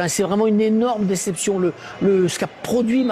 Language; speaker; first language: French; native; French